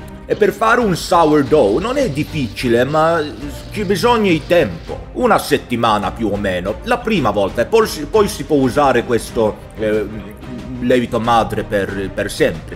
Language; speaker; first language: Italian; non-native, learner; Swedish